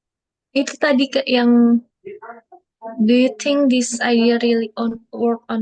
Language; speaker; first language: English; non-native, learner; Indonesian